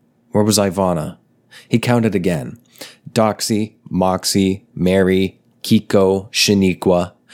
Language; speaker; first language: English; native; English